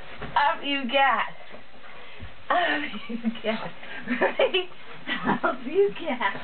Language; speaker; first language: English; native; English